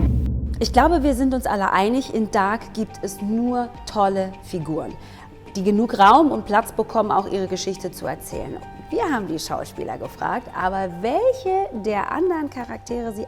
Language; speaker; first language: German; native; German